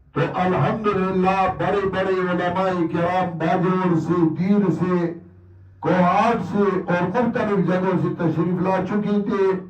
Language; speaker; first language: Urdu; non-native, local second language; Pashto